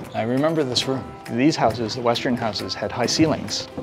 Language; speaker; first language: English; native; English